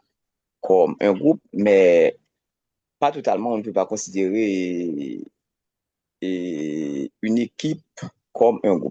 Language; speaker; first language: French; non-native, local second language; Haitian Creole